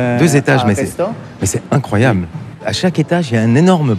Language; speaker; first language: French; native; French